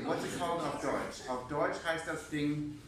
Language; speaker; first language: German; non-native, fluent; English